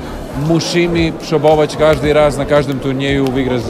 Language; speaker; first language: Polish; non-native, learner; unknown